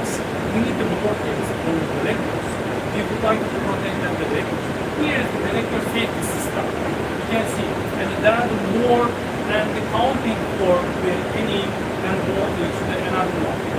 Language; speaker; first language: English; non-native, fluent; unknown